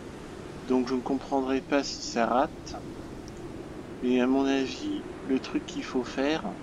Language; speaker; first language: French; native; French